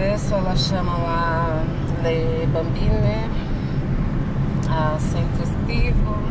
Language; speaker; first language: Italian; non-native, learner; Portuguese